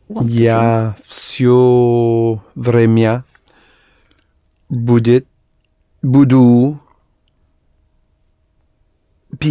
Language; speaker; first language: Russian; non-native, learner; English